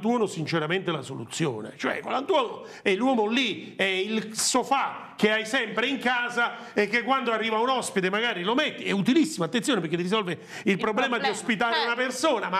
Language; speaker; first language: Italian; native; Italian